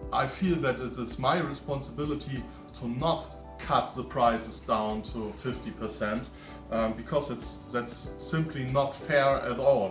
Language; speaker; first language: English; non-native, fluent; German